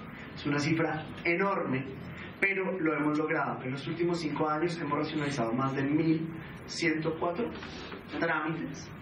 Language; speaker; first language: Spanish; native; Spanish